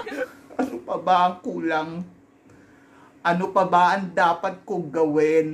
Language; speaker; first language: Filipino; native; Filipino